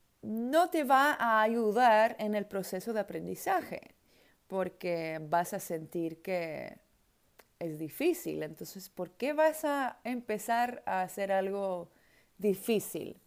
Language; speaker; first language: Spanish; non-native, fluent; Dutch